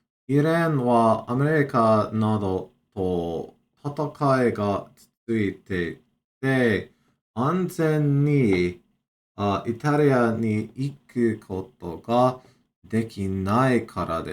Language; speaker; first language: Japanese; non-native, learner; English